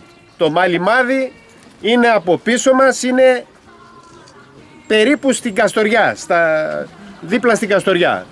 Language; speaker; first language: Greek; native; Greek